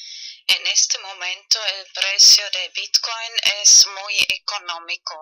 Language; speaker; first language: Spanish; non-native, fluent; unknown